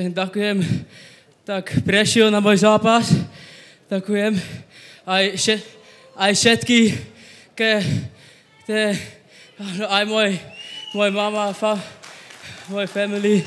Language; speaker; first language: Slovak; early bilingual, heritage; English